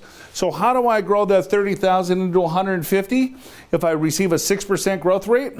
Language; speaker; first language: English; native; English